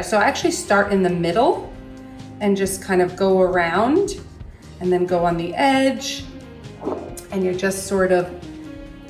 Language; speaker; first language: English; native; English